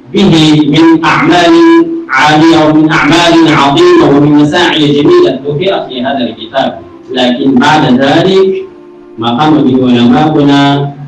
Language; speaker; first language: Arabic; non-native, fluent; Urdu